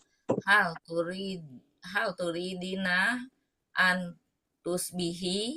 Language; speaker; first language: Arabic; non-native, learner; Indonesian